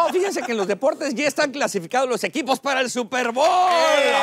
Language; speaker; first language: Spanish; native; Spanish